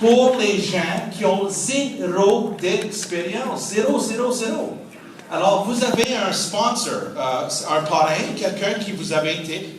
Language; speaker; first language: French; non-native, fluent; English